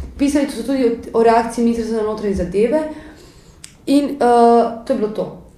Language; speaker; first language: Slovenian; native; Slovenian